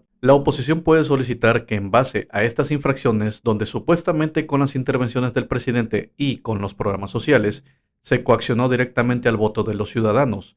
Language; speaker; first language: Spanish; native; Spanish